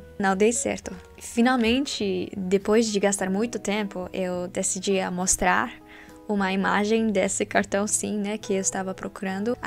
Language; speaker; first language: Portuguese; non-native, learner; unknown